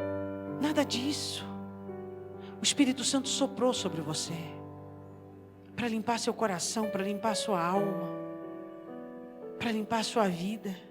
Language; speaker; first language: Portuguese; native; Portuguese